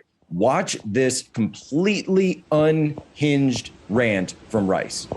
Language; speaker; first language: English; native; English